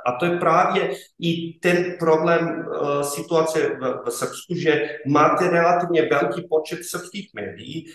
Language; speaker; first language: Czech; non-native, fluent; Serbian